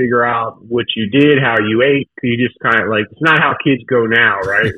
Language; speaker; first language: English; native; English